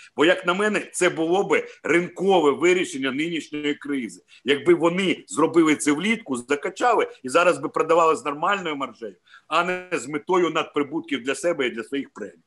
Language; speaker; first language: Ukrainian; native; Ukrainian